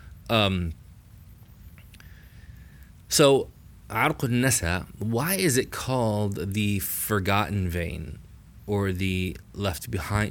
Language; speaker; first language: English; native; English